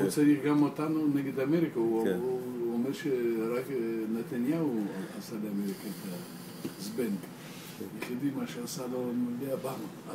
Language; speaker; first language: Hebrew; non-native, learner; Russian